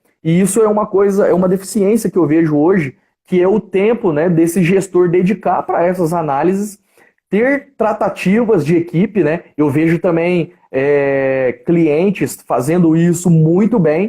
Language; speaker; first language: Portuguese; native; Portuguese